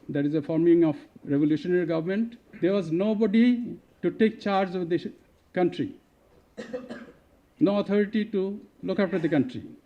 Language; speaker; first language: English; non-native, local second language; Bangla